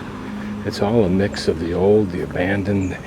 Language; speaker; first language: English; native; English